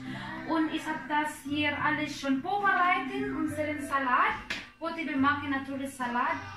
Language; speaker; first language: German; non-native, learner; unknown